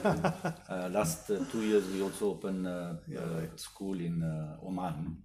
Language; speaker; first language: English; non-native, fluent; French